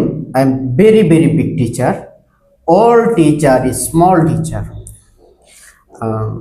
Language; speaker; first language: English; non-native, learner; Bangla